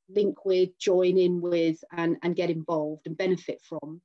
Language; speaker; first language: English; native; English